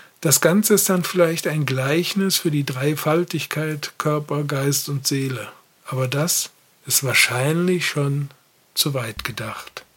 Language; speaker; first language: German; native; German